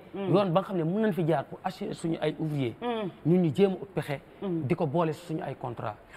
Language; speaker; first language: Wolof; native; Wolof